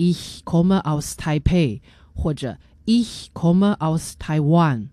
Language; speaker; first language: German; non-native, fluent; Chinese